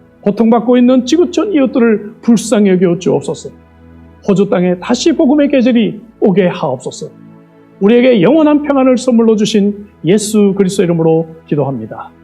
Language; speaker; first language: Korean; native; Korean